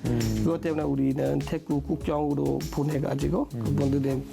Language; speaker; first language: Korean; non-native, learner; S'gaw Karen